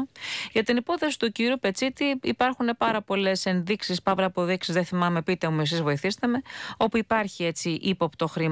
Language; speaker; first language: Greek; native; Greek